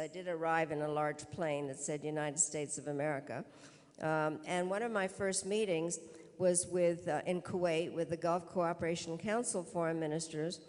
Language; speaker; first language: English; early bilingual, other home language; Czech